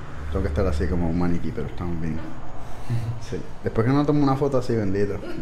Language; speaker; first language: Spanish; early bilingual, heritage; Spanish